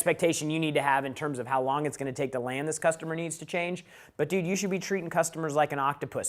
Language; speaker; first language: English; native; English